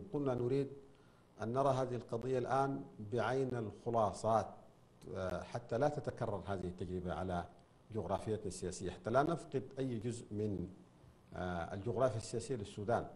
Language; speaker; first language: Arabic; native; Arabic